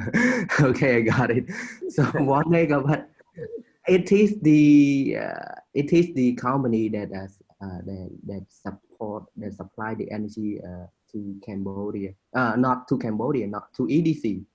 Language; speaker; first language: English; non-native, fluent; Khmer